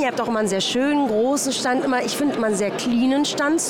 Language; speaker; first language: German; native; German